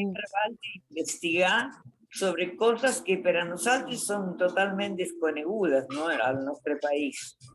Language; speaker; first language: Catalan; non-native, fluent; Spanish